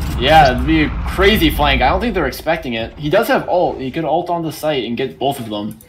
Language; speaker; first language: English; native; English